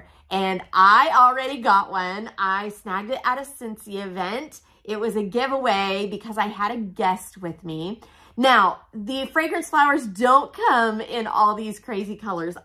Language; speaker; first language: English; native; English